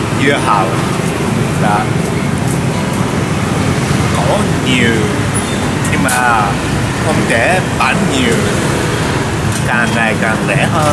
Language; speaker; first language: Vietnamese; non-native, learner; Japanese